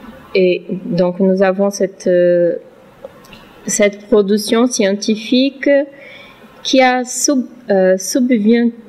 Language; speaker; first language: French; non-native, learner; Portuguese